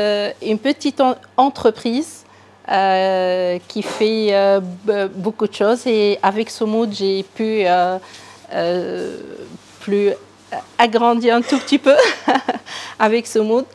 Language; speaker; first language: French; non-native, local second language; Arabic